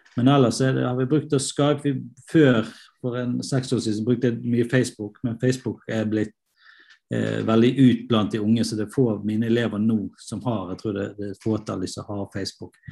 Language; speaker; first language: Norwegian; native; Norwegian